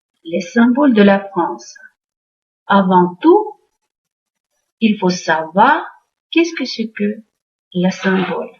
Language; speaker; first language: French; non-native, fluent; Uzbek